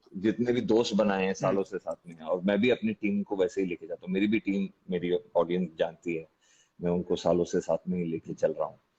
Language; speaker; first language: Hindi; native; Hindi